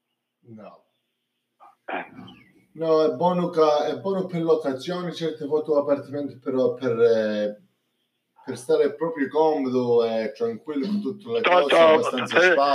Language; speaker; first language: Italian; early bilingual, heritage; English